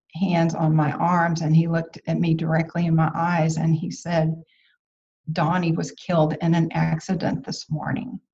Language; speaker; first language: English; native; English